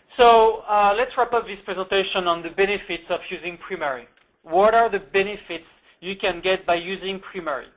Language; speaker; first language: English; non-native, fluent; French